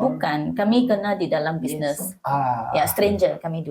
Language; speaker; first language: Indonesian; non-native, learner; Malay